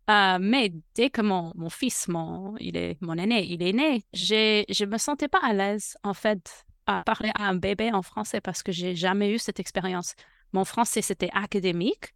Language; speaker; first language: French; non-native, fluent; English